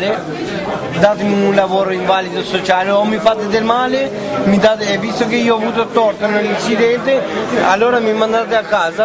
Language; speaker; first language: Italian; non-native, fluent; Albanian